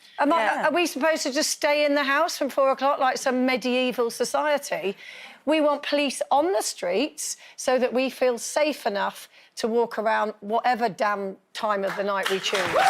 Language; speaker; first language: English; native; English